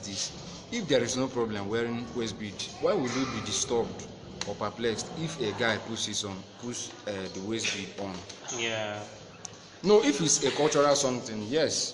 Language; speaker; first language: English; non-native, local second language; Igbo